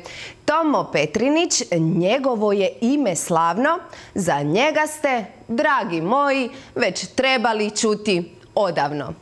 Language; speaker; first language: Croatian; native; Croatian